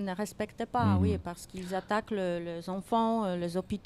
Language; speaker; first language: French; non-native, fluent; Polish